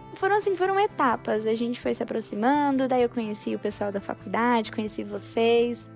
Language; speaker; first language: Portuguese; native; Portuguese